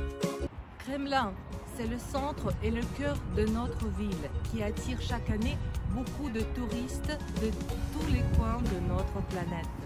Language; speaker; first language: French; non-native, learner; Russian